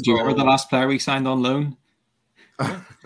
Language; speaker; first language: English; native; English